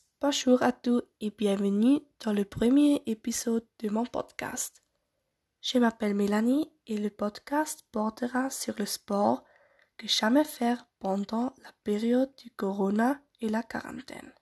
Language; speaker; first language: French; non-native, learner; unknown